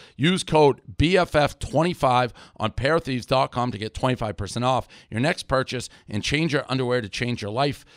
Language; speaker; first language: English; native; English